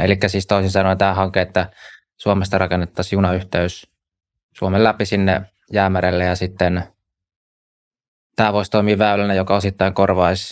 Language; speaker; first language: Finnish; native; Finnish